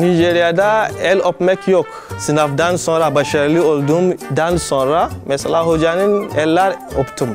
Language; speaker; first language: Turkish; non-native, fluent; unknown